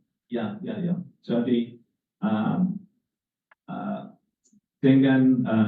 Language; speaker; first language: Indonesian; non-native, learner; English